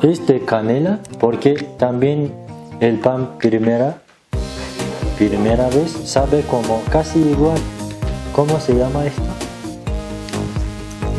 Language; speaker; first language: Spanish; non-native, learner; Turkish